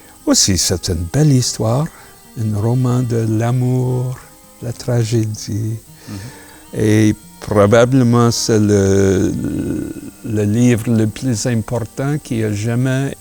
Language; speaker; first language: French; non-native, local second language; English